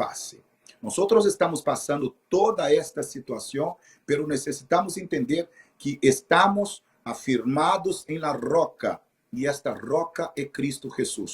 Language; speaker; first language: Spanish; non-native, fluent; Portuguese